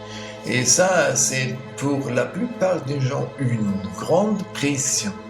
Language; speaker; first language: French; non-native, learner; German